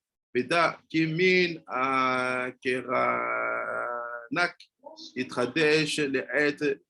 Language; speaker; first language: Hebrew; non-native, fluent; French